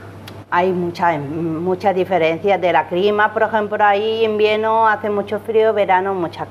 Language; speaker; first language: Spanish; non-native, learner; Chinese